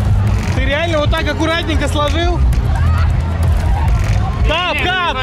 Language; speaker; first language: Russian; native; Russian